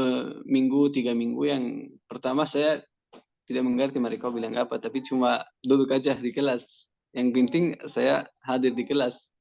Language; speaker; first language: Indonesian; non-native, learner; Persian